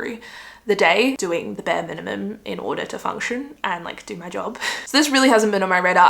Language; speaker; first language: English; native; English